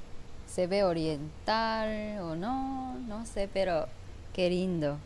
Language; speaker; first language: Spanish; non-native, learner; Japanese